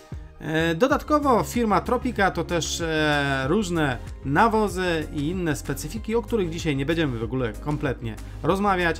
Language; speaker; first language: Polish; native; Polish